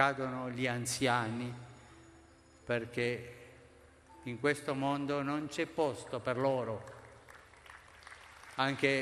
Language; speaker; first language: Italian; non-native, fluent; Spanish